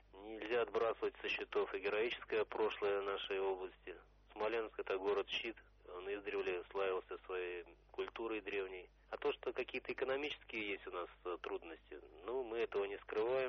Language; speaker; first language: Russian; native; Russian